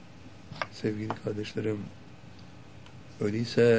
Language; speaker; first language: Turkish; native; Turkish